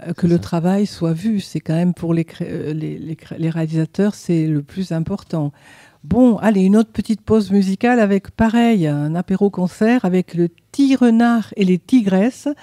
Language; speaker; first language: French; native; French